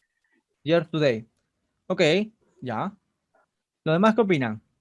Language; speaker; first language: Spanish; native; Spanish